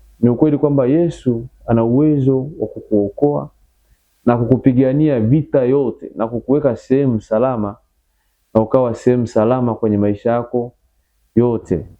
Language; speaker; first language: Swahili; native; Swahili